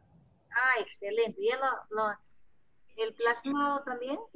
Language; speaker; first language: Spanish; native; Spanish